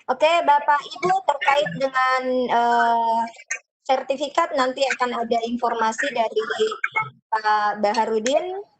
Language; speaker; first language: Indonesian; native; Indonesian